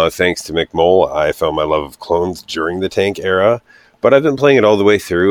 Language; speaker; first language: English; native; English